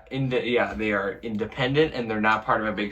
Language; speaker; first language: English; native; English